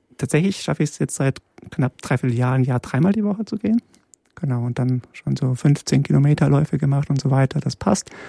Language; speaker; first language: German; early bilingual, other home language; Polish